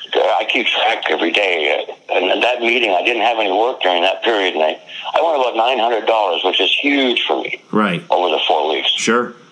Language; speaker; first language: English; native; English